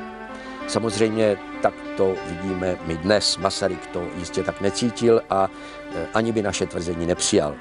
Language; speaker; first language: Czech; native; Czech